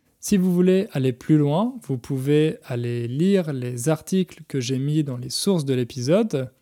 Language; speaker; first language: French; native; French